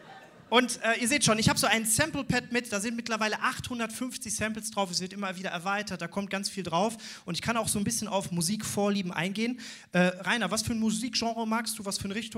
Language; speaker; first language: German; native; German